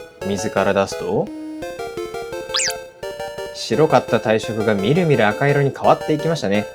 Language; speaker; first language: Japanese; native; Japanese